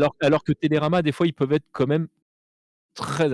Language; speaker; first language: French; native; French